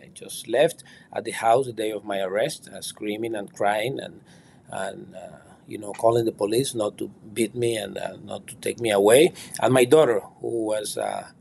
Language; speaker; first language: English; non-native, fluent; Spanish